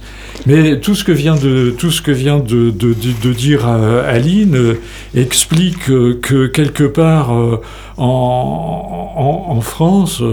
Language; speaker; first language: French; native; French